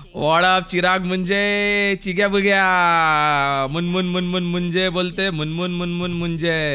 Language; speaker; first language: Hindi; non-native, local second language; Marathi